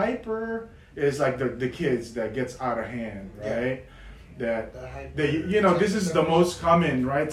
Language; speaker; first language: English; non-native, local second language; Filipino